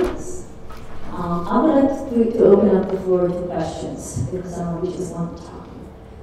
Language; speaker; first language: English; early bilingual, other home language; Czech